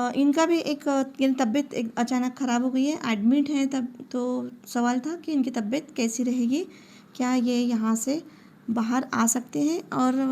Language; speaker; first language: Hindi; non-native, local second language; Marathi